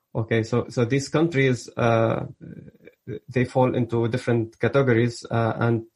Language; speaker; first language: English; early bilingual, other home language; Arabic